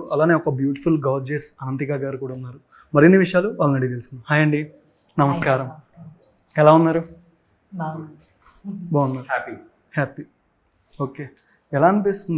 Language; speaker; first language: Telugu; native; Telugu